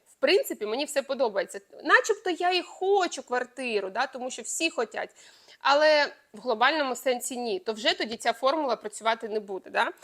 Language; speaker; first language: Ukrainian; non-native, local second language; Russian